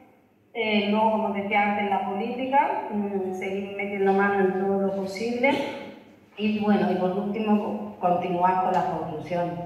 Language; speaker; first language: Spanish; native; Spanish